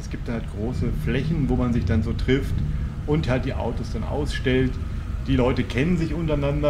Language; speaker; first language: German; native; German